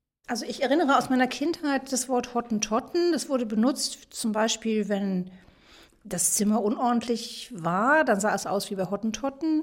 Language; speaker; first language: German; native; German